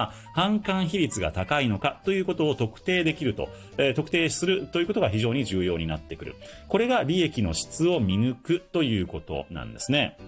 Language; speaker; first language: Japanese; native; Japanese